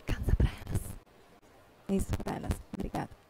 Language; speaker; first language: Portuguese; non-native, fluent; Italian